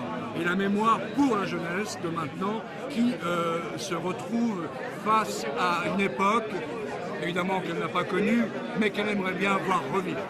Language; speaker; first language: French; native; French